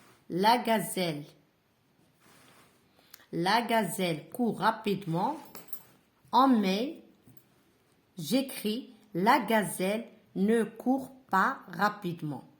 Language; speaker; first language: French; non-native, local second language; Arabic